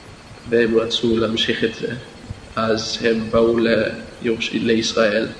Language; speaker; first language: Hebrew; non-native, fluent; English